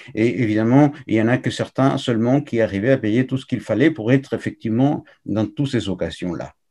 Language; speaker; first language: French; non-native, fluent; Spanish